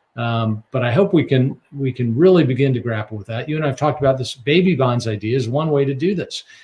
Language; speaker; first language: English; native; English